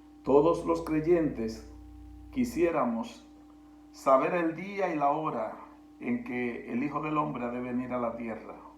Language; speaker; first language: Spanish; native; Spanish